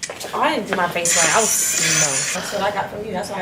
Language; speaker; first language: English; native; English